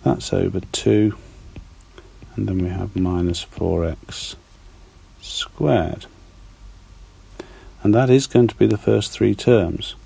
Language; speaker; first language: English; native; English